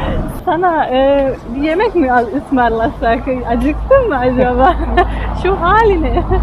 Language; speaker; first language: Turkish; non-native, fluent; Slovenian